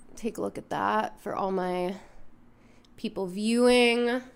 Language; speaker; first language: English; native; English